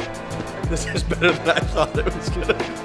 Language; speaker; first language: English; native; English